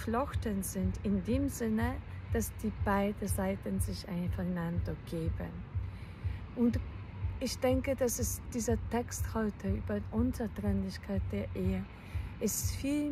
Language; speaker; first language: German; non-native, fluent; Polish